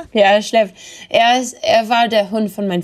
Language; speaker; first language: German; non-native, learner; English